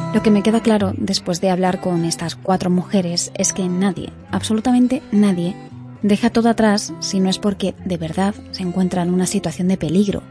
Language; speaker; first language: Spanish; native; Spanish